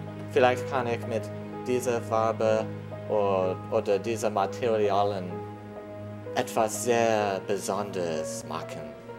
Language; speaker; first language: German; non-native, learner; English